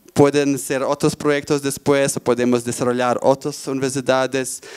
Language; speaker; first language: Spanish; non-native, fluent; Bosnian